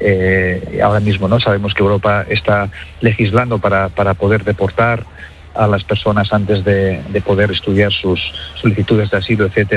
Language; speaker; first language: Spanish; native; Spanish